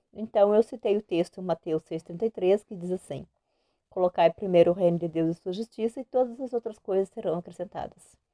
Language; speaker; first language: Portuguese; native; Portuguese